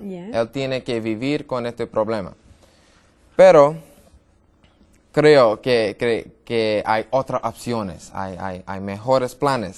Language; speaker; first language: Spanish; non-native, learner; English